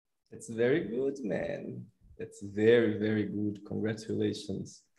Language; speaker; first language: English; non-native, fluent; Portuguese